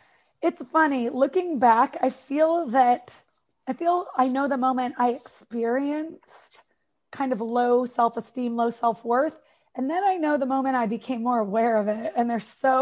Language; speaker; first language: English; native; English